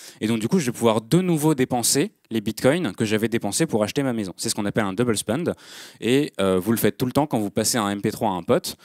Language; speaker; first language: French; native; French